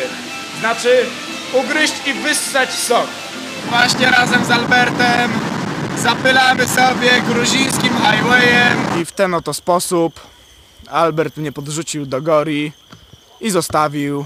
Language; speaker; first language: Polish; native; Polish